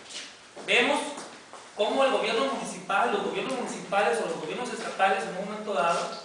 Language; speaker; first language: Spanish; native; Spanish